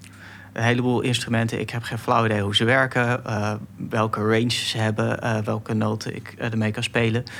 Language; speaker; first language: Dutch; native; Dutch